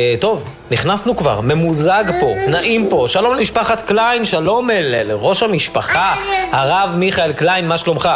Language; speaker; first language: Hebrew; native; Hebrew